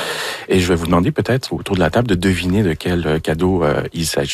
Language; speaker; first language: French; native; French